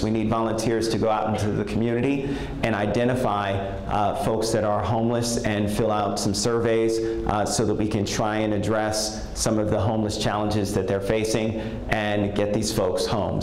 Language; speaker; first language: English; native; English